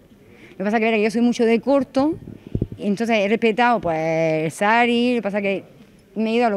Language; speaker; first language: Spanish; native; Spanish